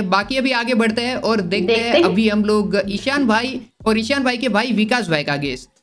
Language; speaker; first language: Hindi; non-native, local second language; Gujarati